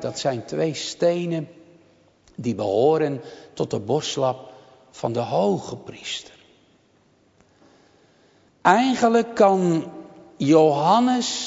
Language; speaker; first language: Dutch; native; Dutch